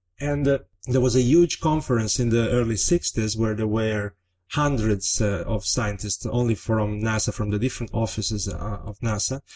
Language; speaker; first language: English; non-native, fluent; Italian